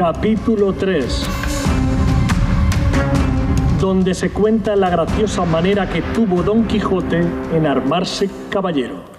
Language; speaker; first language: Spanish; native; Spanish